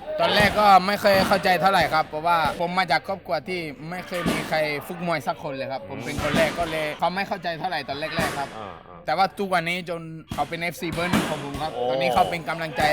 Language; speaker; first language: Thai; non-native, fluent; Spanish